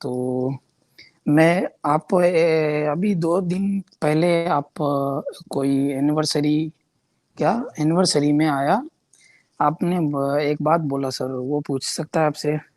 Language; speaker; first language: Hindi; non-native, local second language; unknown